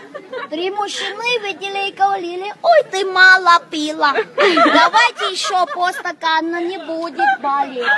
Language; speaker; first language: Russian; non-native, learner; Thai